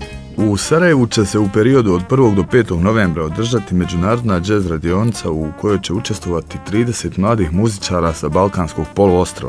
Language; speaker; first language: Serbian; native; Serbian